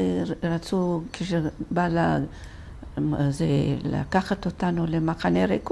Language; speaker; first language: Hebrew; non-native, fluent; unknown